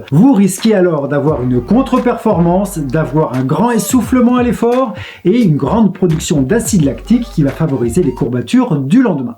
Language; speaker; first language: French; native; French